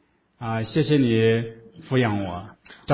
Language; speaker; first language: Chinese; native; Chinese